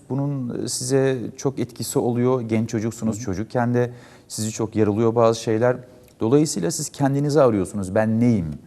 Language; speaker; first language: Turkish; early bilingual, heritage; Turkish